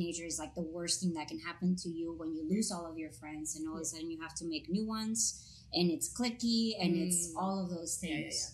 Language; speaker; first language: English; non-native, fluent; Spanish